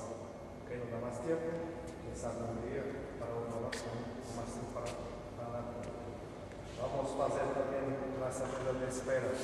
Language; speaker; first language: Spanish; non-native, learner; Portuguese